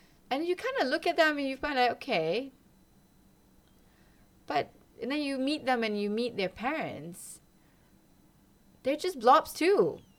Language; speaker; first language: English; non-native, local second language; Malay